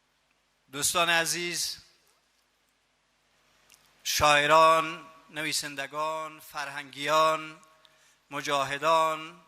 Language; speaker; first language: Persian; native; Persian